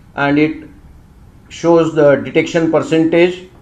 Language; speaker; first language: English; non-native, local second language; Marathi